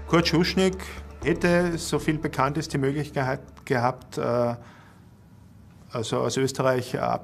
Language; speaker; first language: German; native; German